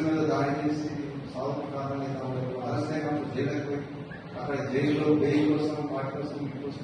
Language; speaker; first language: Telugu; native; Telugu